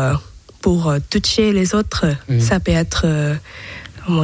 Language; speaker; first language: French; non-native, fluent; Thai